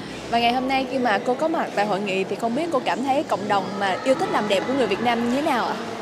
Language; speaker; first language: Vietnamese; native; Vietnamese